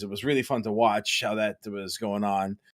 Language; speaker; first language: English; native; English